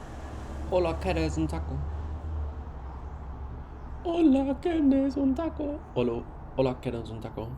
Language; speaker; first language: Spanish; non-native, learner; English